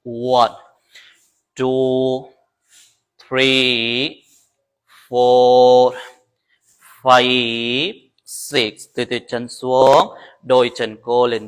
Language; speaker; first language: Vietnamese; non-native, learner; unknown